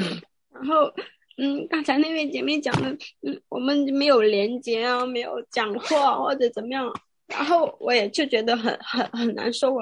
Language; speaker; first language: Chinese; non-native, local second language; Cantonese